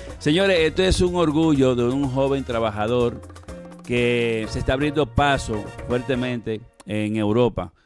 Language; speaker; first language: Spanish; native; Spanish